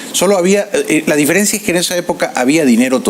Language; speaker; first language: Spanish; native; Spanish